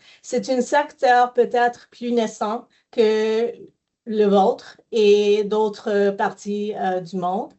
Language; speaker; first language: French; non-native, fluent; English